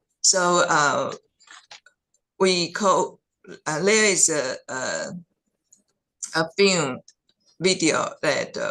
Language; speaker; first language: English; non-native, fluent; Chinese